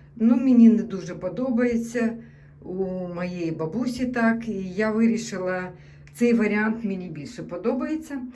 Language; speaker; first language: Ukrainian; non-native, local second language; Russian